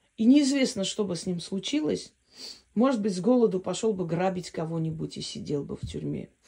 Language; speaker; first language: Russian; non-native, local second language; Armenian